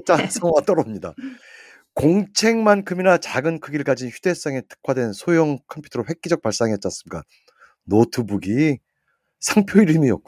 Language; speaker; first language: Korean; native; Korean